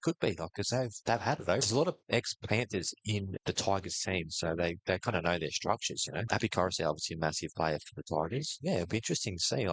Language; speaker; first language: English; native; English